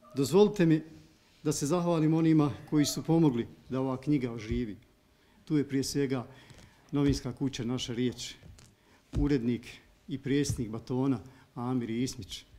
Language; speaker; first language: Bosnian; native; Bosnian